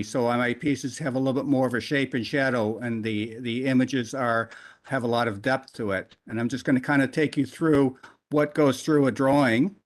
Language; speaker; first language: English; native; English